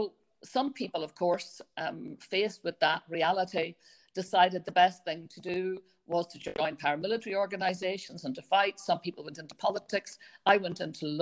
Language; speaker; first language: English; native; English